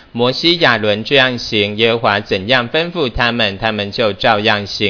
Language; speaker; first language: Chinese; native; Chinese